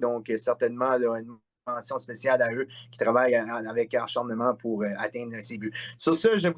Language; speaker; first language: French; native; French